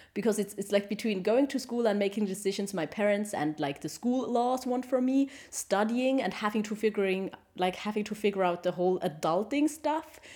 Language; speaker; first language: English; non-native, fluent; German